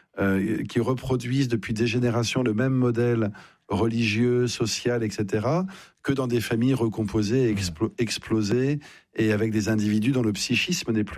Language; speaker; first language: French; native; French